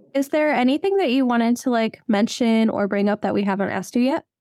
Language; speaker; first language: English; native; English